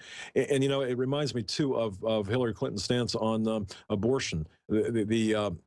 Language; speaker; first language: English; native; English